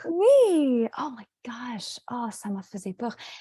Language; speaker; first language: French; non-native, fluent; English